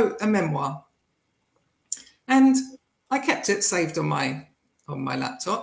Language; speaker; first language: English; native; English